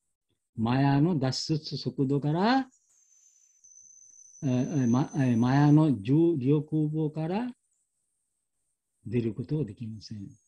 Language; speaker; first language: Japanese; non-native, learner; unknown